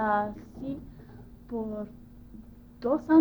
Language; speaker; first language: Spanish; non-native, learner; English